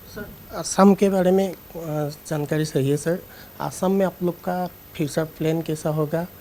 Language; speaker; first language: Hindi; non-native, local second language; Assamese